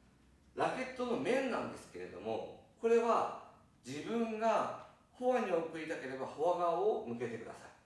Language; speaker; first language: Japanese; native; Japanese